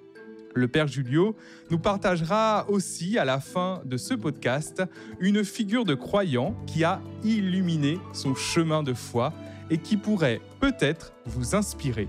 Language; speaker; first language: French; native; French